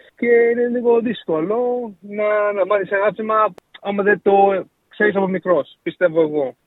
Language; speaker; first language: Greek; early bilingual, heritage; Greek